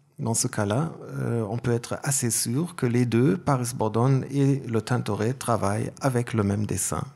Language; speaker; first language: French; non-native, fluent; German